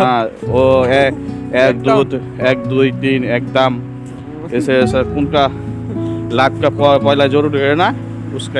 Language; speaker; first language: Hindi; non-native, learner; Nepali